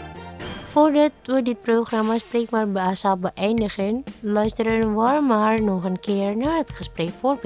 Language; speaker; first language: Dutch; non-native, learner; Indonesian